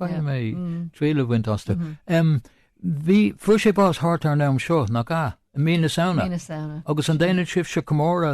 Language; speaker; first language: Irish; non-native, local second language; English